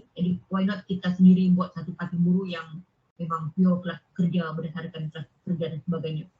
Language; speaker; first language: Malay; native; Malay